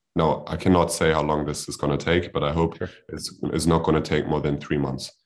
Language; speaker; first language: English; non-native, fluent; German